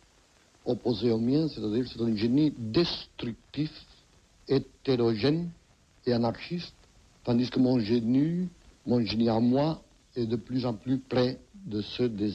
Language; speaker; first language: French; non-native, fluent; Catalan